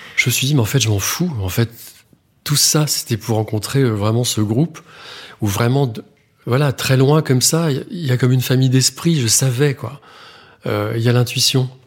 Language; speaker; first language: French; native; French